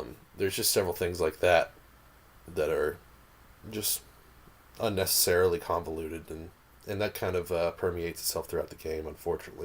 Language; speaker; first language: English; native; English